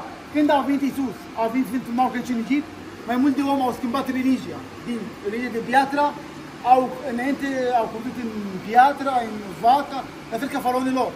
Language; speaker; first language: Romanian; non-native, learner; Arabic